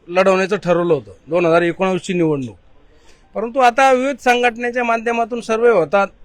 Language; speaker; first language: Marathi; native; Marathi